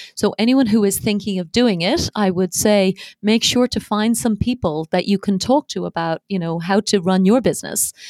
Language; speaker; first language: English; native; English